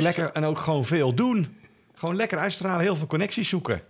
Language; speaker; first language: Dutch; native; Dutch